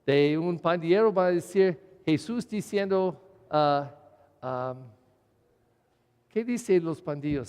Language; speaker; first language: Spanish; non-native, learner; English